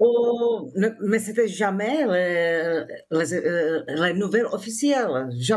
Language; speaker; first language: French; non-native, fluent; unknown